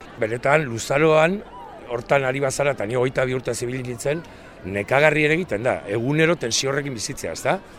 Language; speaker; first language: Basque; native; Basque